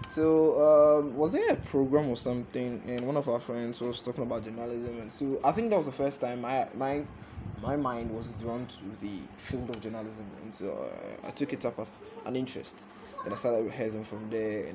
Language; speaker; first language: English; non-native, local second language; Akan